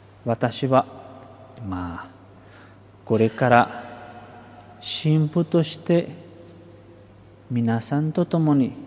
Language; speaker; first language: Japanese; non-native, fluent; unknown